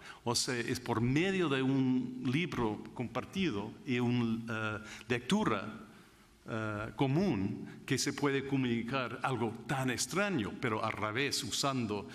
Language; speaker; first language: Spanish; non-native, fluent; English